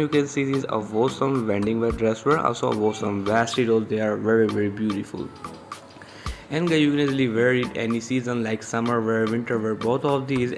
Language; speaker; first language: English; non-native, learner; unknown